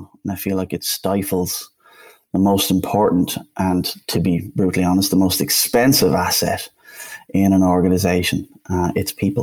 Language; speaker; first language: English; native; English